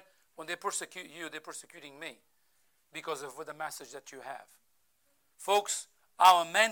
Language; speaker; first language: English; non-native, fluent; Portuguese